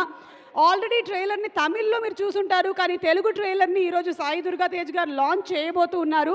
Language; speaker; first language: Telugu; native; Telugu